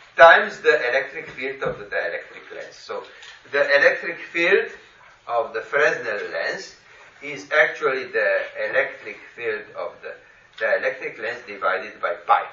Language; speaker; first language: English; non-native, fluent; Slovenian